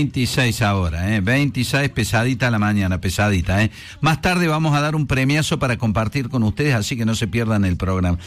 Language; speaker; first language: Spanish; native; Spanish